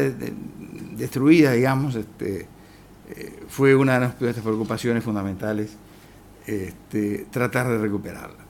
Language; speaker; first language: Spanish; native; Spanish